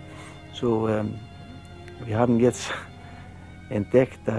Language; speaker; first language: German; non-native, learner; Norwegian